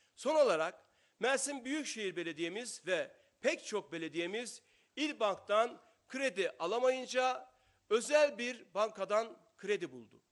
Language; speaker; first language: Turkish; native; Turkish